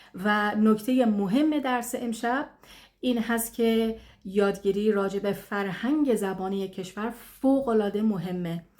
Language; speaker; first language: Persian; non-native, fluent; English